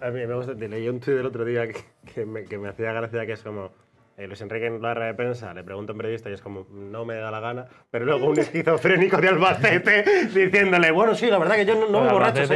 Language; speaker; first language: Spanish; native; Spanish